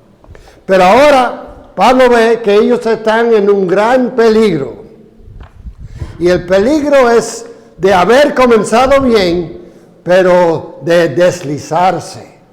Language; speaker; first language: Spanish; non-native, fluent; English